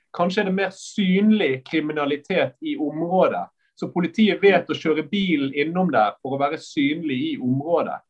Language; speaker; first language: Norwegian; native; Norwegian